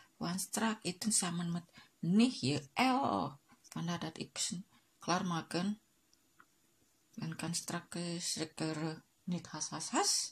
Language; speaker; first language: Dutch; non-native, learner; Indonesian